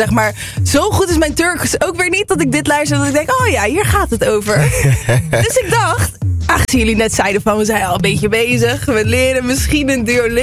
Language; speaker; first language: Dutch; native; Dutch